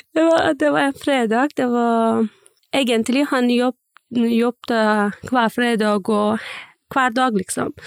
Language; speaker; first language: Norwegian; early bilingual, other home language; Persian